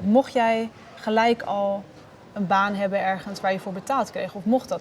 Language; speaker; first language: Dutch; native; Dutch